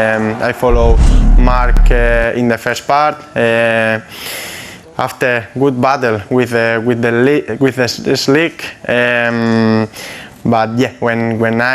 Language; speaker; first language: English; non-native, fluent; Spanish